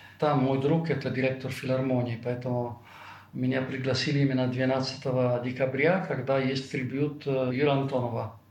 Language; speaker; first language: Russian; non-native, fluent; Italian